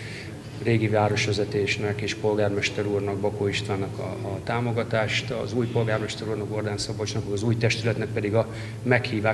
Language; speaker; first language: Hungarian; native; Hungarian